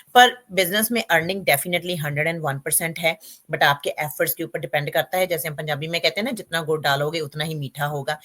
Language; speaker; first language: Hindi; non-native, local second language; Punjabi